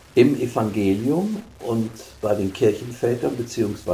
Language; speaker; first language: German; native; German